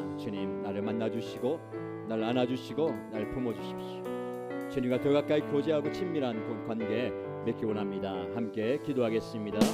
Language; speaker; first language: Korean; native; Korean